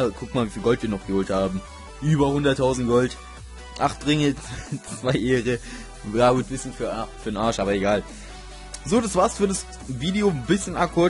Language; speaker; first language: German; native; German